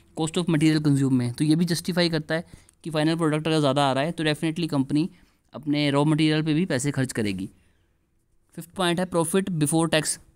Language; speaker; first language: Hindi; native; Hindi